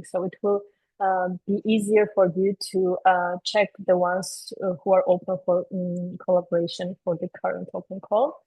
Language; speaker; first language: English; non-native, fluent; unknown